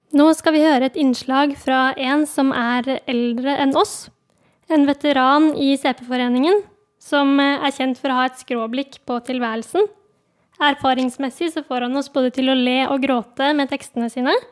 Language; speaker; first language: Norwegian; native; Norwegian